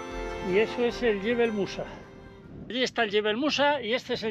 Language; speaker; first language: Spanish; native; Spanish